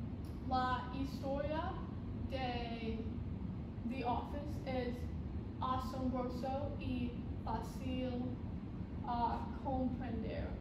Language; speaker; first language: Spanish; non-native, learner; English